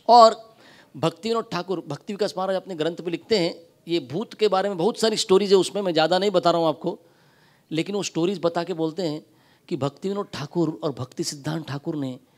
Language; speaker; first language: Hindi; non-native, local second language; Marathi